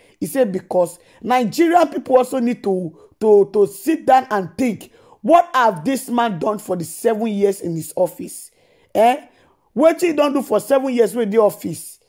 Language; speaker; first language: Nigerian Pidgin; non-native, local second language; Yoruba